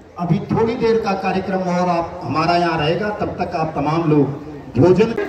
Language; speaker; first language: Hindi; native; Hindi